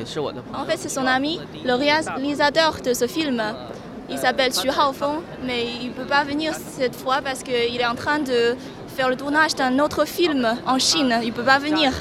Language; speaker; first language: French; non-native, learner; Chinese